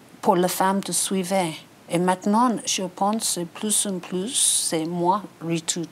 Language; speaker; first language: French; non-native, learner; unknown